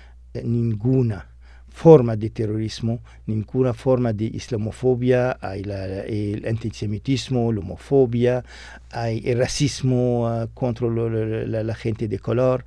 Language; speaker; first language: Spanish; non-native, fluent; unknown